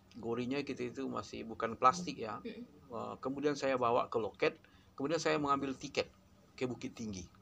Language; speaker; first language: Indonesian; non-native, local second language; Minangkabau